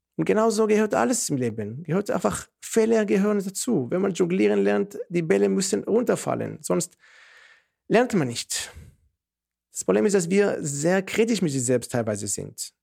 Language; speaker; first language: German; non-native, fluent; Hebrew